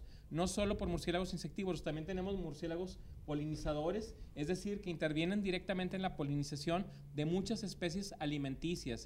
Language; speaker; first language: Spanish; native; Spanish